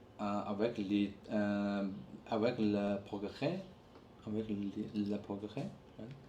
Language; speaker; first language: French; non-native, learner; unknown